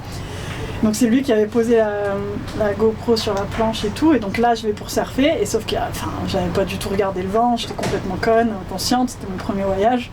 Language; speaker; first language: French; native; French